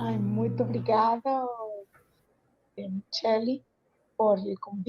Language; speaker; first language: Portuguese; non-native, learner; Spanish